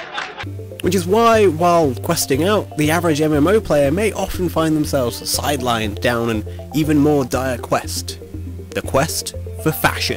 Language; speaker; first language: English; native; English